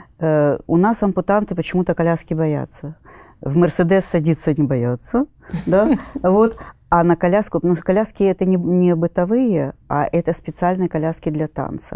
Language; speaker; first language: Russian; native; Russian